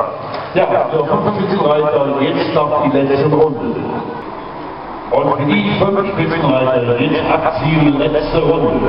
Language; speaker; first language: German; native; German